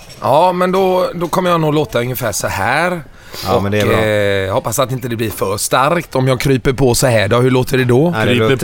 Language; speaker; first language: Swedish; native; Swedish